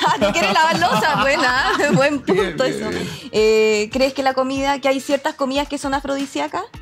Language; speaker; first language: Spanish; native; Spanish